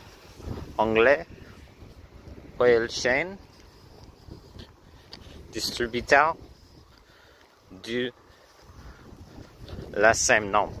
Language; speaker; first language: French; non-native, learner; English